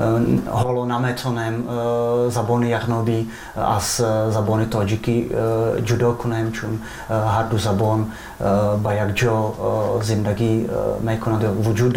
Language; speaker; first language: Tajik; non-native, fluent; Czech